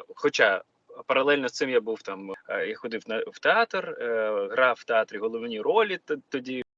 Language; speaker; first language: Ukrainian; non-native, local second language; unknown